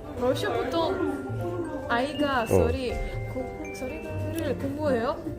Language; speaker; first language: Korean; non-native, learner; Russian